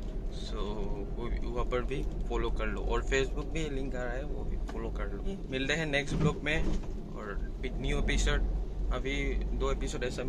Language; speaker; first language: Hindi; non-native, local second language; Assamese